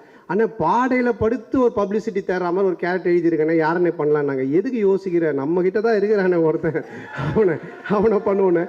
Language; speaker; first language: Tamil; native; Tamil